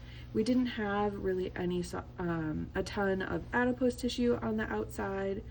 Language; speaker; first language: English; native; English